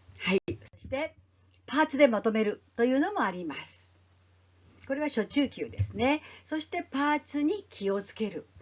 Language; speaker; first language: Japanese; native; Japanese